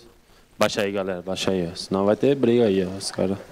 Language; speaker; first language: Portuguese; native; Portuguese